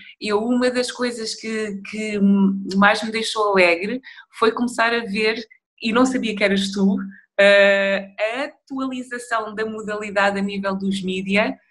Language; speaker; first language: Portuguese; early bilingual, other home language; Upper Guinea Crioulo